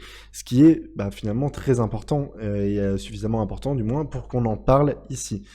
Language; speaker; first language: French; native; French